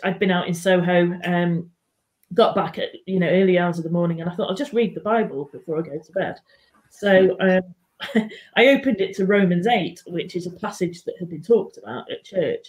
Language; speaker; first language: English; native; English